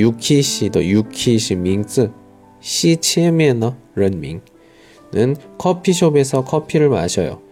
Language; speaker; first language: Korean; non-native, learner; Chinese